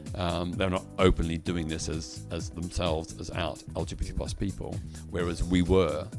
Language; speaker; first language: English; native; English